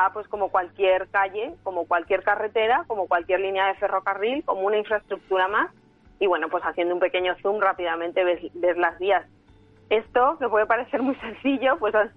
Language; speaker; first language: Spanish; native; Spanish